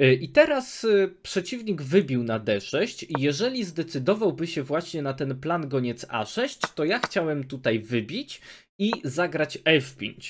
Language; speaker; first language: Polish; native; Polish